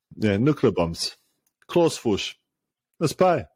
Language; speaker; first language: English; non-native, fluent; Serbian